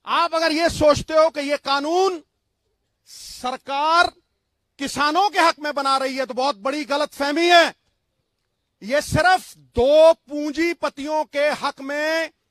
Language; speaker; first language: Hindi; non-native, local second language; Punjabi